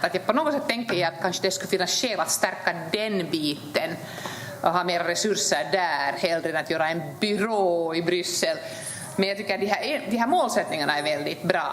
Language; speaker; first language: Swedish; native; Swedish